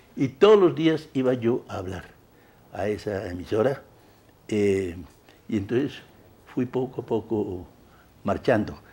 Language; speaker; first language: Spanish; native; Spanish